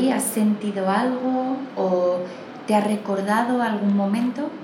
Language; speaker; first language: Spanish; native; Spanish